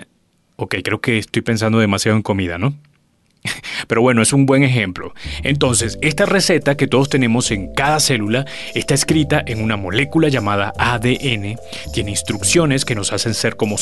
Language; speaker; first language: Spanish; native; Spanish